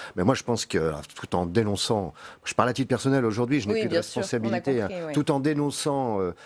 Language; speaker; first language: French; native; French